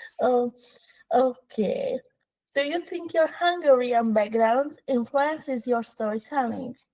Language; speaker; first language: English; non-native, learner; Hungarian